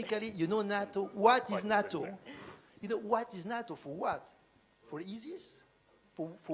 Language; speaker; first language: English; non-native, learner; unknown